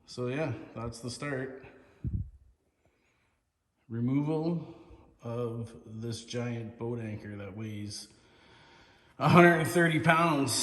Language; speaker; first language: English; native; English